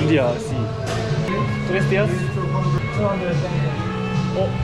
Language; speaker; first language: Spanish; non-native, learner; Korean